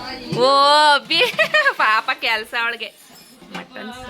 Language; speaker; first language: Kannada; native; Kannada